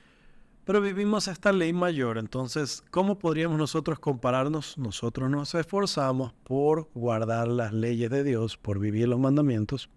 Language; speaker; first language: Spanish; native; Spanish